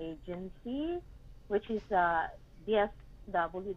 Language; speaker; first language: English; non-native, local second language; Hiligaynon